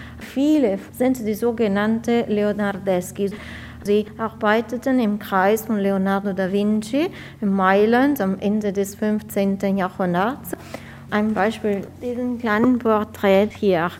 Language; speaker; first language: German; non-native, fluent; Italian